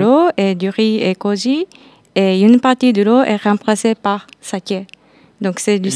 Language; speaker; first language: French; non-native, fluent; Japanese